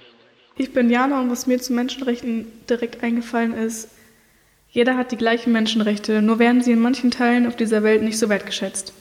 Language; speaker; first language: German; native; German